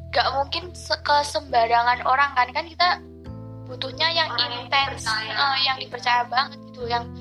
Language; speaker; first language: Indonesian; non-native, local second language; Javanese